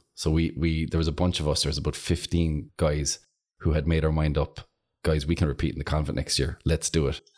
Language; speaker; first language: English; native; English